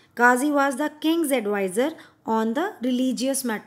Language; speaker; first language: English; non-native, local second language; Hindi